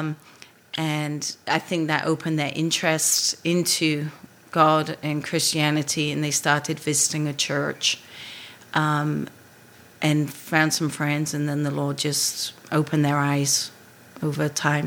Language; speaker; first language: English; native; English